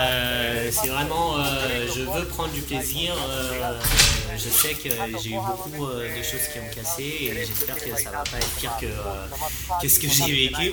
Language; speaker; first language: French; non-native, fluent; Japanese